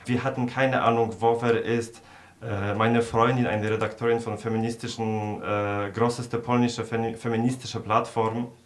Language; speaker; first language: German; non-native, fluent; Polish